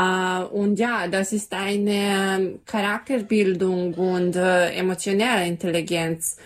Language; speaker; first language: German; non-native, learner; Serbian